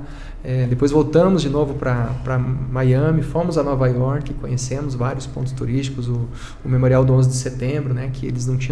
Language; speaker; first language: Portuguese; native; Portuguese